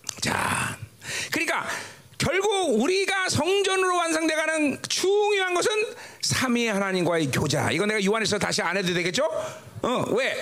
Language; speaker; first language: Korean; native; Korean